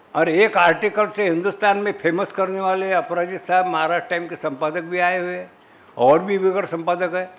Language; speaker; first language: Hindi; non-native, local second language; Marathi